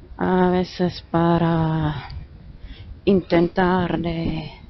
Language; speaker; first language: Spanish; non-native, fluent; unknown